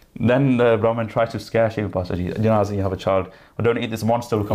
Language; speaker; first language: English; early bilingual, other home language; Punjabi